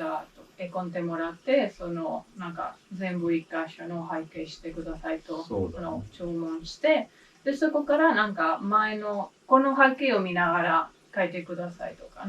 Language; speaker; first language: Japanese; non-native, learner; English